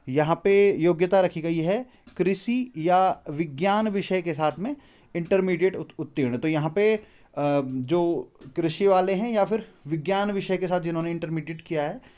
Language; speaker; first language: Hindi; native; Hindi